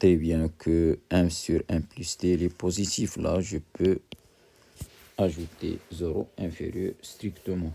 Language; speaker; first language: French; non-native, local second language; Arabic